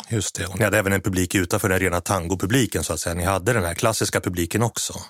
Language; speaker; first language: Swedish; native; Swedish